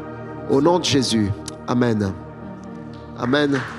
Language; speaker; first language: French; native; French